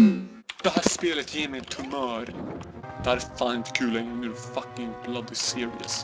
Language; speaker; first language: Swedish; native; Swedish